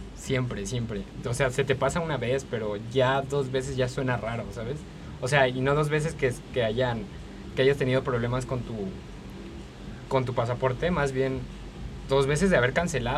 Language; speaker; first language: Spanish; native; Spanish